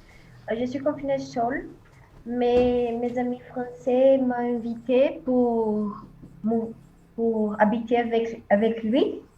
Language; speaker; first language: French; non-native, learner; Portuguese